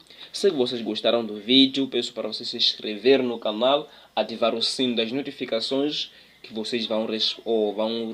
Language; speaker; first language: Portuguese; non-native, local second language; Tsonga